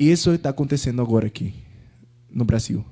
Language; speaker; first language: Portuguese; non-native, fluent; Spanish